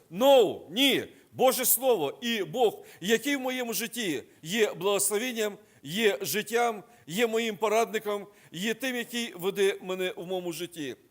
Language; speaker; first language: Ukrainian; non-native, local second language; Russian